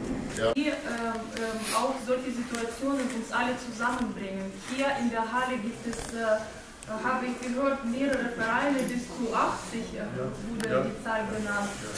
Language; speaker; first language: German; early bilingual, other home language; Turkish